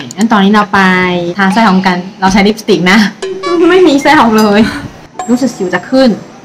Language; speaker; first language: Thai; non-native, fluent; Chinese